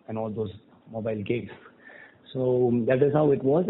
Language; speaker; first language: English; non-native, local second language; Tamil